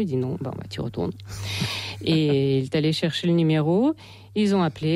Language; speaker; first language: French; non-native, fluent; Russian